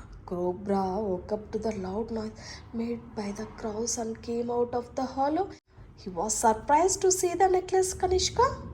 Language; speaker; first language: English; non-native, local second language; Telugu